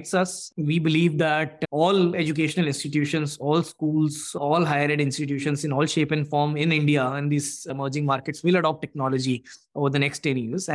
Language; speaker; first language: English; non-native, local second language; Hindi